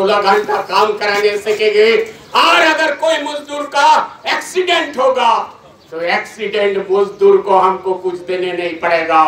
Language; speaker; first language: Hindi; non-native, local second language; Bangla